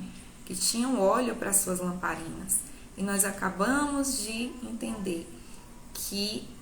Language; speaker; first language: Portuguese; native; Portuguese